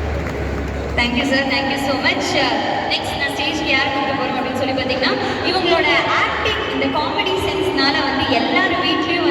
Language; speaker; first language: Tamil; native; Tamil